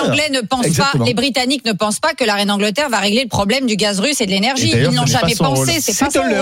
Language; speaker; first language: French; native; French